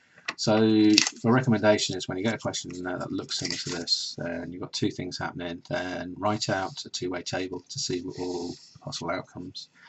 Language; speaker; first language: English; native; English